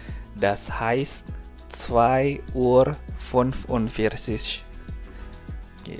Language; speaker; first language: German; non-native, fluent; Indonesian